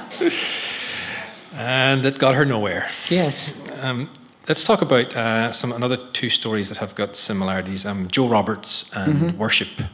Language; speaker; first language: English; native; English